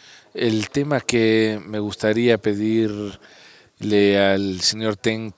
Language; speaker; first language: Spanish; non-native, fluent; English